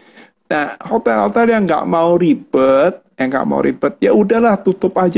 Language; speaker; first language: Indonesian; native; Indonesian